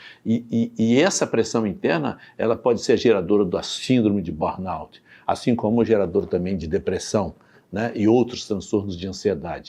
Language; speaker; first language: Portuguese; native; Portuguese